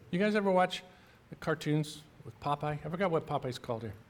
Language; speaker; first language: English; native; English